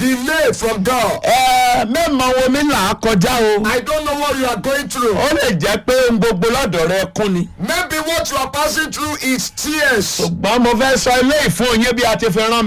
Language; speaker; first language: English; non-native, local second language; Yoruba